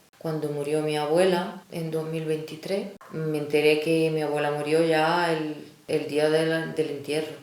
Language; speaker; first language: Spanish; non-native, fluent; Russian